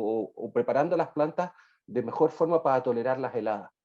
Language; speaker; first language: Spanish; native; Spanish